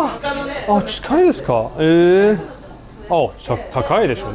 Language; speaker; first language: Japanese; non-native, learner; English